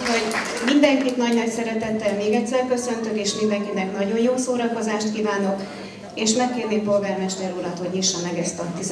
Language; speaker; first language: Hungarian; native; Hungarian